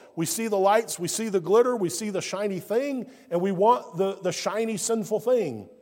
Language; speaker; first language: English; native; English